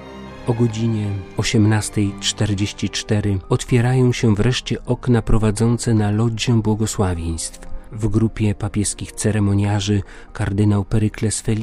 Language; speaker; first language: Polish; native; Polish